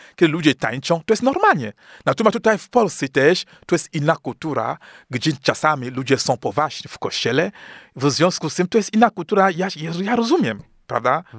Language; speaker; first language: Polish; non-native, fluent; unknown